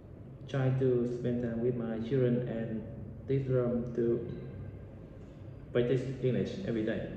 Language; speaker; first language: English; non-native, learner; Vietnamese